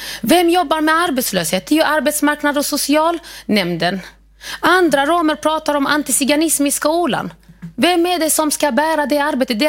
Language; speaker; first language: Swedish; non-native, fluent; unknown